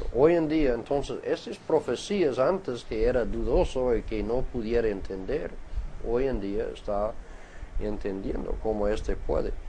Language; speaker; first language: Spanish; non-native, fluent; English